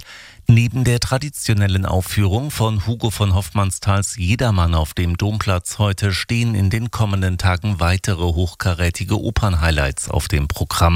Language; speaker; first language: German; native; German